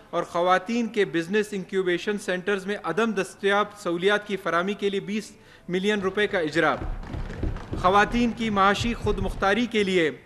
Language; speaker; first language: Urdu; non-native, local second language; Baluchi